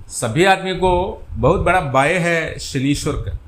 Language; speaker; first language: Hindi; non-native, local second language; Malayalam